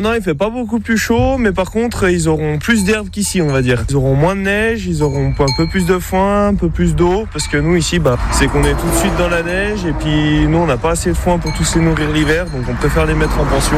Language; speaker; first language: French; native; French